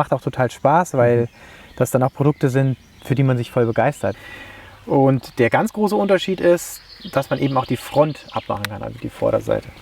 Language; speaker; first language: German; native; German